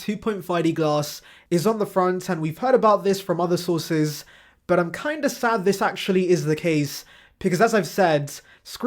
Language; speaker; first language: English; native; English